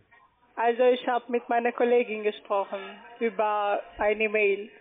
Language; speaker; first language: German; non-native, fluent; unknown